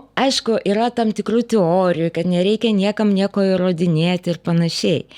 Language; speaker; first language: Lithuanian; non-native, local second language; Russian